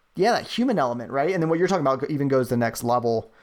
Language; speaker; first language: English; native; English